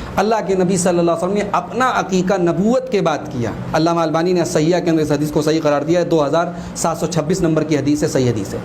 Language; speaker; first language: Urdu; native; Urdu